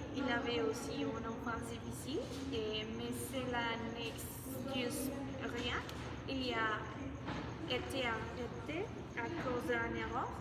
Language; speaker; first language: French; non-native, learner; Spanish